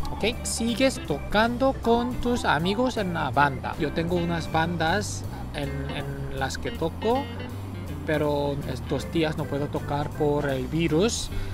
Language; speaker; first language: Spanish; non-native, fluent; Korean